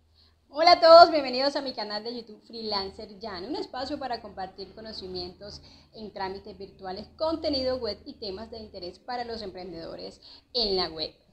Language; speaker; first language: Spanish; native; Spanish